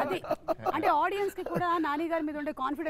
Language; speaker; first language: Telugu; native; Telugu